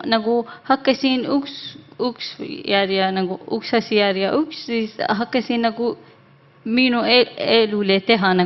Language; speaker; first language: Estonian; non-native, learner; Arabic